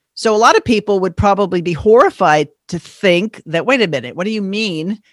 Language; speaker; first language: English; native; English